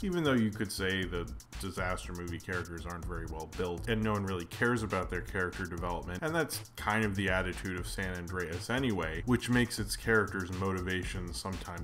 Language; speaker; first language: English; native; English